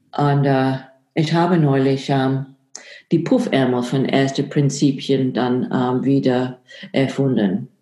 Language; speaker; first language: German; non-native, fluent; English